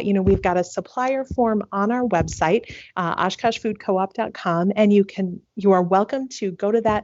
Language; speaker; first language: English; native; English